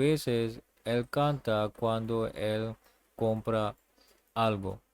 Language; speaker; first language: Spanish; non-native, learner; English